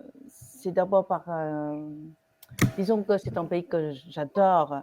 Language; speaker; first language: French; non-native, fluent; Vietnamese